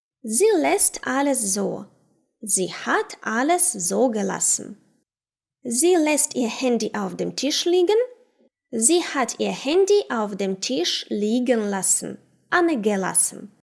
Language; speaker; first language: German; non-native, fluent; Ukrainian